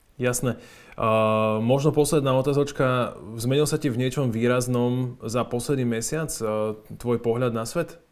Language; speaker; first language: Slovak; native; Slovak